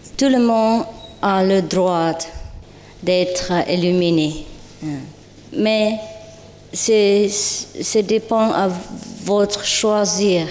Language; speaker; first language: French; non-native, learner; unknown